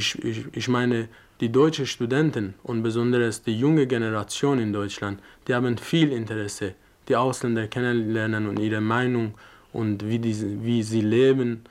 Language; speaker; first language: German; non-native, fluent; Persian